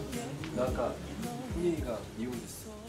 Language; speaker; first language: Japanese; non-native, learner; Korean